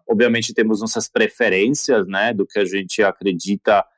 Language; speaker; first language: Portuguese; non-native, fluent; Slovak